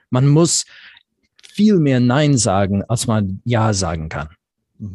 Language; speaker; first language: German; non-native, fluent; English